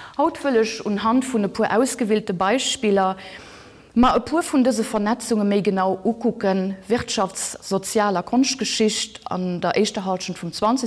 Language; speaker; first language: Luxembourgish; native; Luxembourgish